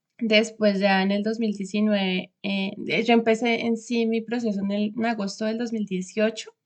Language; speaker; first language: Spanish; native; Spanish